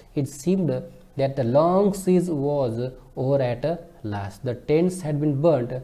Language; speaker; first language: English; non-native, local second language; Marathi